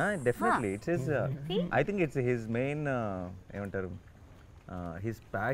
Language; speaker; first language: Telugu; native; Telugu